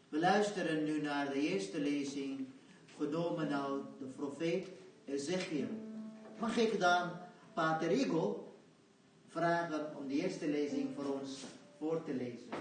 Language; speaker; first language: Dutch; non-native, fluent; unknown